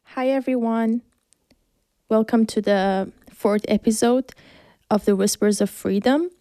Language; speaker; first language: English; non-native, fluent; Persian